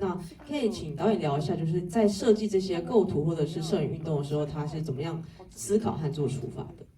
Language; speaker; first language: Chinese; native; Chinese